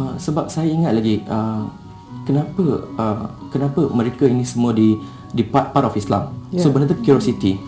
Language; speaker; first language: Malay; non-native, local second language; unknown